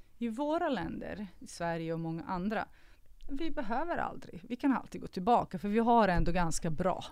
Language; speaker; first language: Swedish; early bilingual, other home language; Serbian